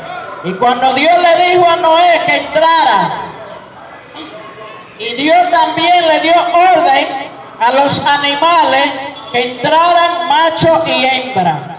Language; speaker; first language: Spanish; native; Spanish